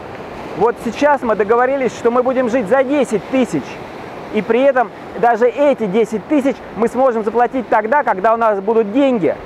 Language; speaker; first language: Russian; native; Russian